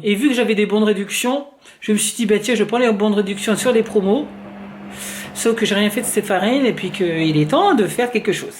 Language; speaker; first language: French; native; French